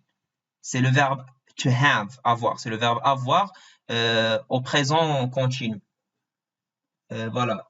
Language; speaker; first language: French; non-native, fluent; Arabic